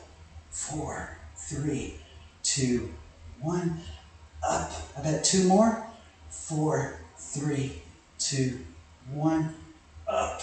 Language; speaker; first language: English; native; English